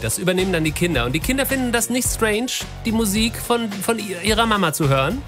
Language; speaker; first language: German; native; German